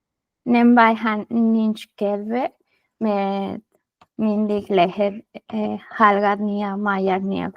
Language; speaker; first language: Hungarian; non-native, learner; Spanish